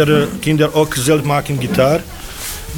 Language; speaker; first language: Dutch; non-native, learner; Bosnian